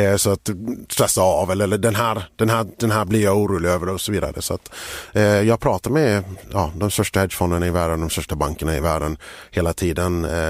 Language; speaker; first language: Swedish; early bilingual, other home language; English